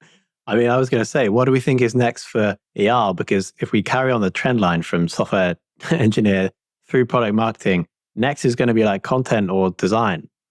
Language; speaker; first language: English; native; English